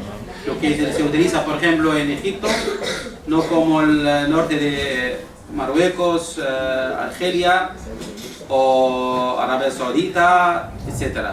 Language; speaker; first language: Spanish; non-native, fluent; Arabic